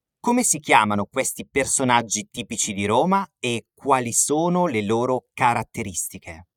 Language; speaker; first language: Italian; native; Italian